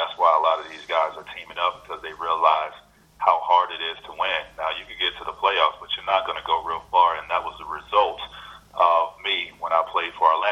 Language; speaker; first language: English; native; English